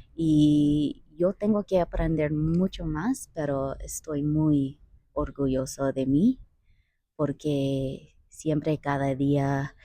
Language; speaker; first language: Spanish; non-native, learner; English